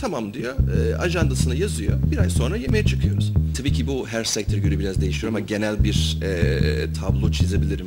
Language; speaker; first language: Turkish; non-native, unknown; English